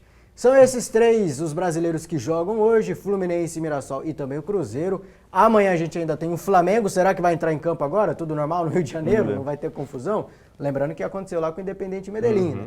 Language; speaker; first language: Portuguese; native; Portuguese